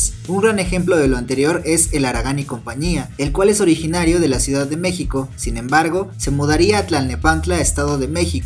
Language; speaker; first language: Spanish; native; Spanish